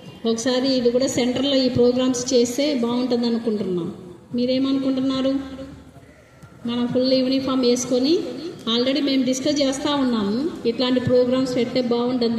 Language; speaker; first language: Telugu; non-native, local second language; Tamil